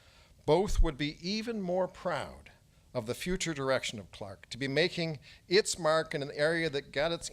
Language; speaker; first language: English; native; English